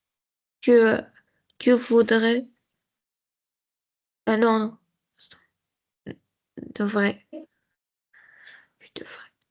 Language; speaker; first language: French; non-native, learner; Arabic